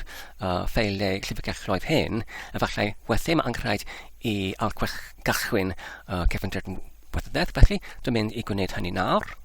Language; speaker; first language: Welsh; non-native, learner; English